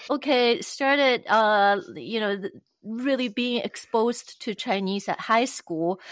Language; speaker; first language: English; non-native, fluent; Chinese